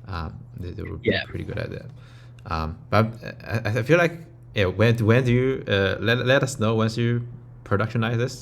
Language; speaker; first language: English; non-native, fluent; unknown